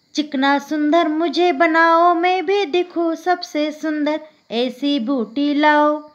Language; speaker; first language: Hindi; non-native, local second language; Marathi